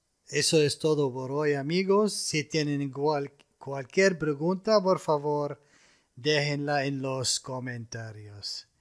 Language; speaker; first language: Spanish; non-native, fluent; Arabic